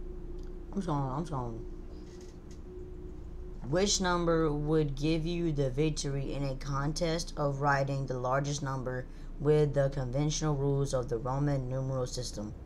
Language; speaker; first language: English; native; English